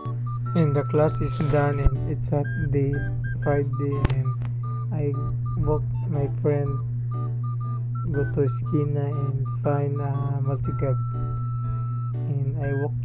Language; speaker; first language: English; non-native, learner; Cebuano